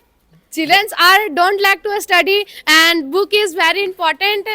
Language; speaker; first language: English; non-native, learner; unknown